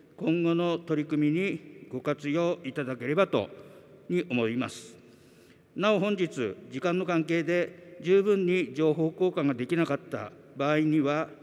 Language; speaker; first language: Japanese; native; Japanese